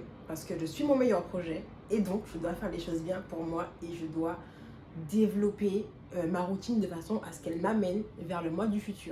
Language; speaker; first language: French; native; French